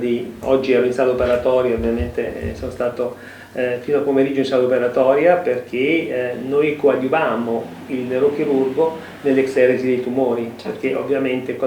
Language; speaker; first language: Italian; native; Italian